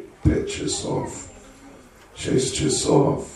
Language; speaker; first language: Russian; non-native, learner; English